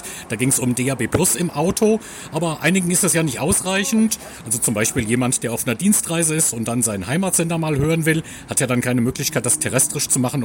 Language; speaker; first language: German; native; German